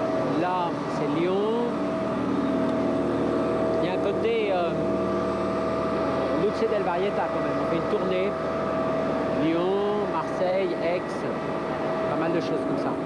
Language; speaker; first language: French; native; French